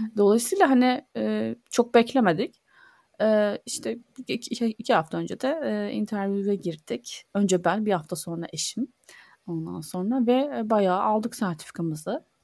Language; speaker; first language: Turkish; native; Turkish